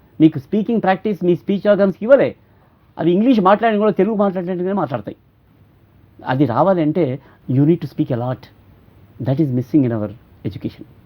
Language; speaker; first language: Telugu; native; Telugu